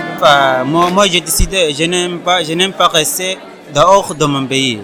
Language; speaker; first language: French; non-native, learner; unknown